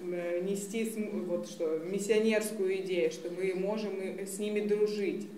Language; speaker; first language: Russian; native; Russian